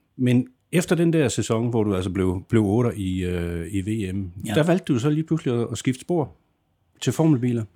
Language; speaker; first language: Danish; native; Danish